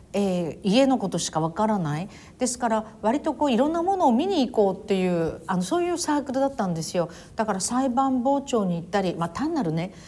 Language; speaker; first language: Japanese; native; Japanese